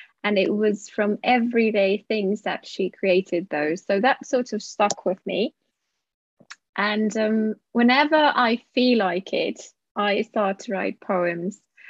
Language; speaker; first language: English; non-native, fluent; Finnish